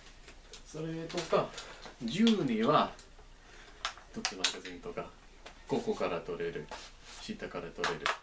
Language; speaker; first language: Japanese; non-native, learner; English